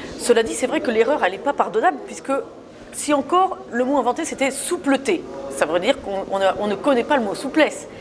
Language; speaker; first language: French; native; French